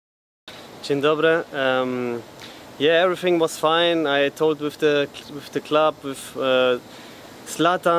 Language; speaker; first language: English; non-native, learner; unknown